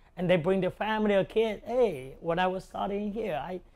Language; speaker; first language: English; non-native, local second language; Cantonese